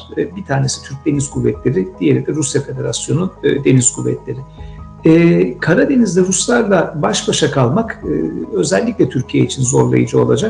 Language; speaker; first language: Turkish; native; Turkish